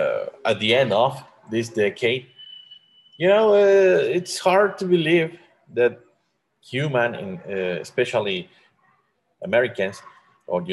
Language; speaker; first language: English; non-native, learner; Spanish